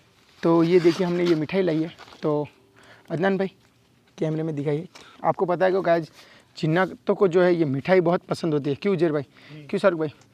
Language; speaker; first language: Hindi; native; Hindi